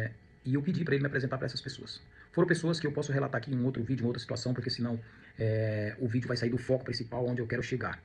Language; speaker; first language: Portuguese; native; Portuguese